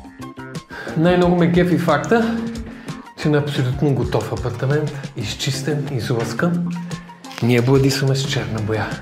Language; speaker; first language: Bulgarian; native; Bulgarian